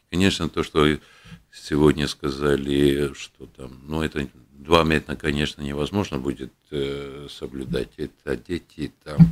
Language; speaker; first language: Russian; non-native, local second language; Latvian